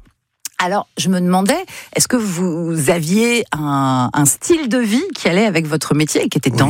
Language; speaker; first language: French; native; French